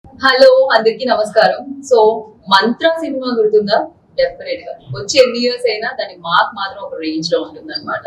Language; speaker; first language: Telugu; native; Telugu